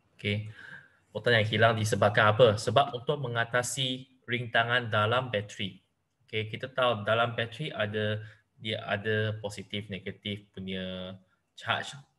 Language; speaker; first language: Malay; non-native, local second language; Chinese